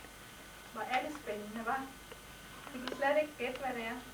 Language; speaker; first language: Danish; native; Danish